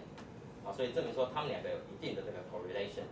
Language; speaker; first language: Chinese; native; Chinese